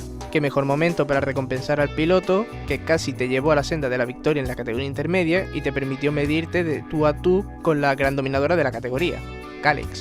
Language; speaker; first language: Spanish; native; Spanish